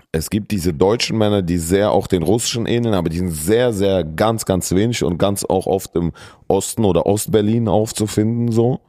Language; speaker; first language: German; early bilingual, other home language; Russian